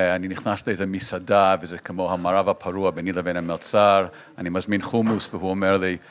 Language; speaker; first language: Hebrew; non-native, fluent; English